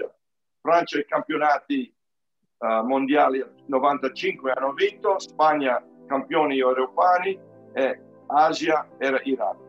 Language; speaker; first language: Italian; early bilingual, heritage; Italian